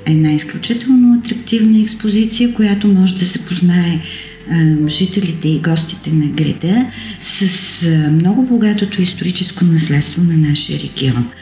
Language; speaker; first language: Bulgarian; native; Bulgarian